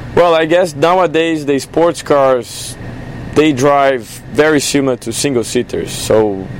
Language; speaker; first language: English; non-native, fluent; Portuguese